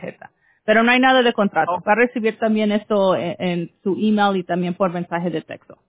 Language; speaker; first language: Spanish; early bilingual, heritage; Spanish